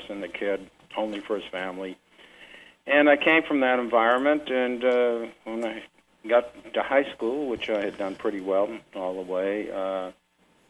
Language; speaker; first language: English; native; English